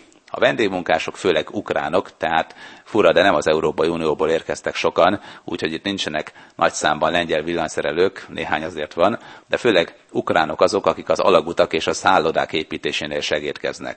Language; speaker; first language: Hungarian; native; Hungarian